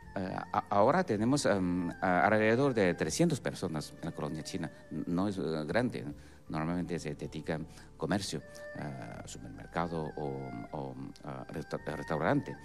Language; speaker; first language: Spanish; non-native, fluent; Chinese